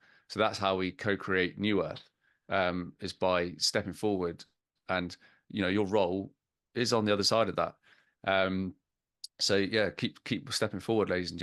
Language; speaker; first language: English; native; English